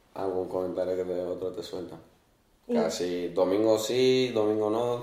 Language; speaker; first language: Spanish; early bilingual, other home language; Arabic